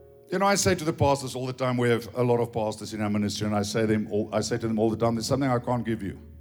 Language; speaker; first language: English; non-native, local second language; Afrikaans